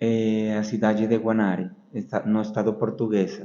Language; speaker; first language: Portuguese; non-native, fluent; Spanish